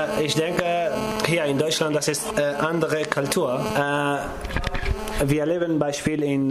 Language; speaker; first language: German; non-native, learner; Kurdish